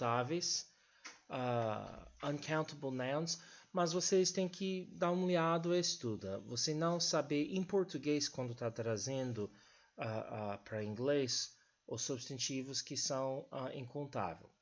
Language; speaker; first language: Portuguese; non-native, fluent; English